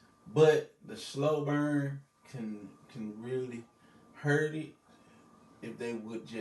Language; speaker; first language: English; native; English